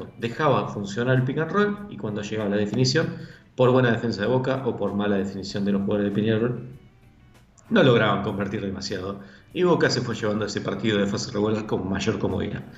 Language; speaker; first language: Spanish; native; Spanish